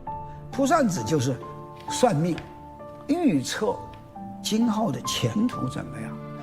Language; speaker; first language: Chinese; native; Chinese